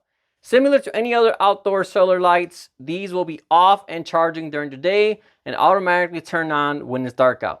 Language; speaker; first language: English; native; English